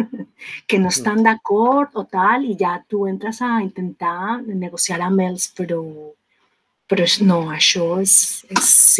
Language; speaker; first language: Catalan; non-native, fluent; Spanish